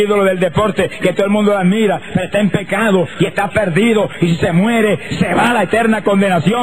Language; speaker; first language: Spanish; native; Spanish